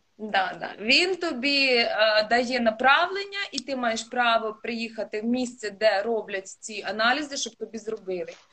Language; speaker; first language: Ukrainian; non-native, local second language; Russian